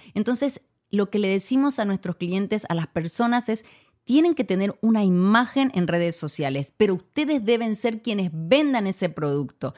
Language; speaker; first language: Spanish; native; Spanish